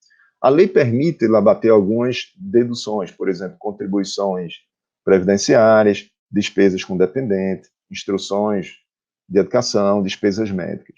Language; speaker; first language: Portuguese; native; Portuguese